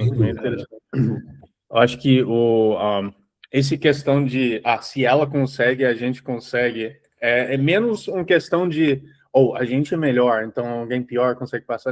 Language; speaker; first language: Portuguese; early bilingual, heritage; English